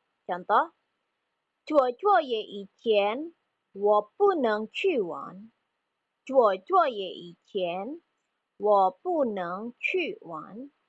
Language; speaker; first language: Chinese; non-native, fluent; Indonesian